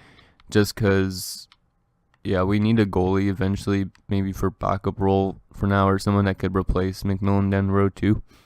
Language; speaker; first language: English; native; English